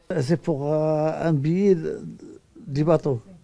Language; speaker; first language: French; non-native, local second language; Arabic